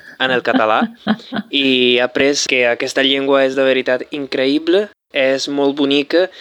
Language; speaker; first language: Catalan; non-native, fluent; Spanish